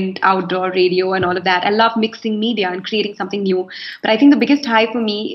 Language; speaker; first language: English; non-native, local second language; Hindi